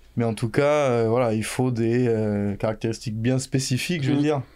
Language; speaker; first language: French; native; French